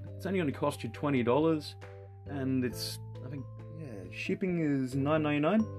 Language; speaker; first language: English; native; English